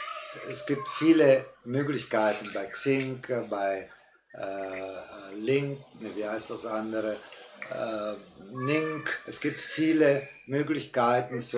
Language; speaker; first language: German; non-native, fluent; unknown